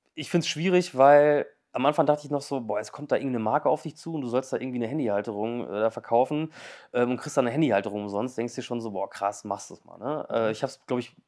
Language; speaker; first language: German; native; German